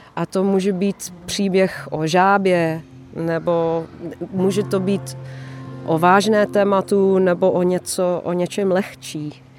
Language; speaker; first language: Czech; non-native, fluent; Dutch